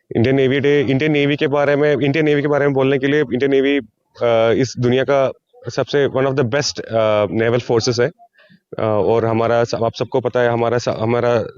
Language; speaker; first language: Hindi; non-native, local second language; Gujarati